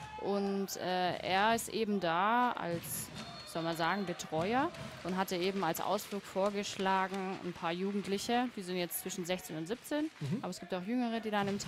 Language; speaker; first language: German; native; German